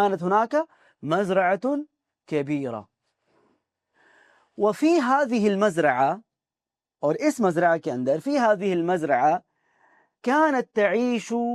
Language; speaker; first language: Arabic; non-native, fluent; Urdu